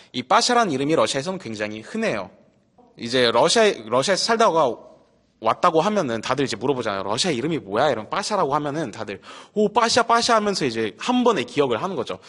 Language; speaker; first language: Korean; early bilingual, heritage; Russian